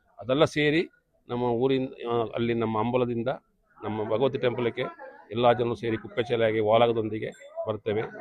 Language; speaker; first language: Kannada; non-native, local second language; Kodava